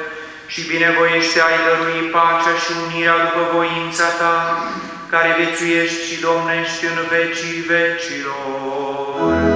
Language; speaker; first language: Romanian; native; Romanian